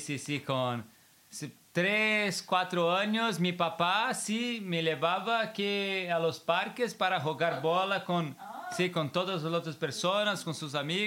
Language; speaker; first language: Spanish; non-native, learner; English